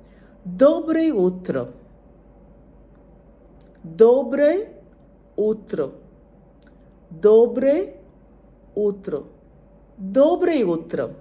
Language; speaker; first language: Russian; non-native, fluent; Bangla